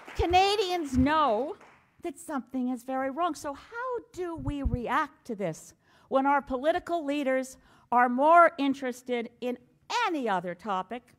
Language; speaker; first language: English; native; English